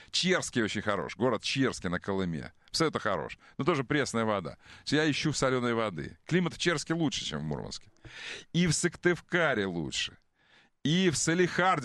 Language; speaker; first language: Russian; native; Russian